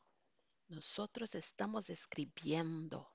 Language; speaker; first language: Spanish; non-native, fluent; Norwegian